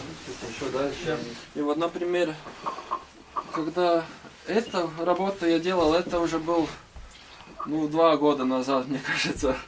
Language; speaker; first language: Russian; non-native, learner; Latvian